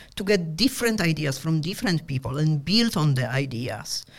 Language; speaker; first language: English; non-native, fluent; Polish